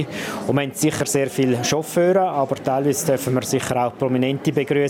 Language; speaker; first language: German; native; German